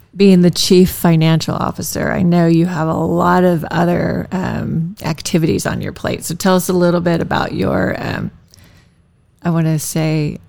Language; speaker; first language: English; native; English